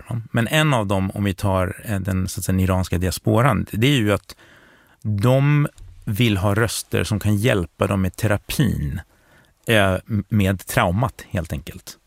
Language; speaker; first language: Swedish; native; Swedish